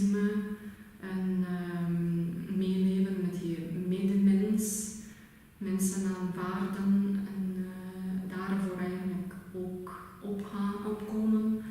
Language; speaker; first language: Dutch; non-native, fluent; Russian